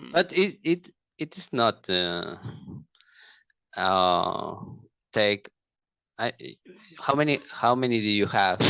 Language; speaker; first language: English; non-native, learner; Portuguese